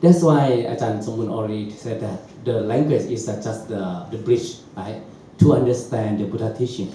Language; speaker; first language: English; non-native, learner; Burmese